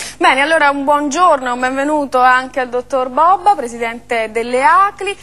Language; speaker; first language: Italian; native; Italian